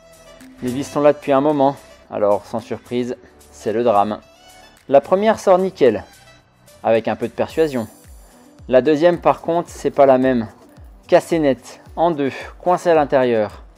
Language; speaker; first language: French; native; French